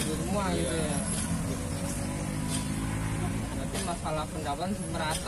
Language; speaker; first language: Indonesian; native; Indonesian